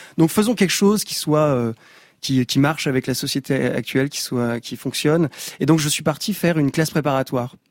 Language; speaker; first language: French; native; French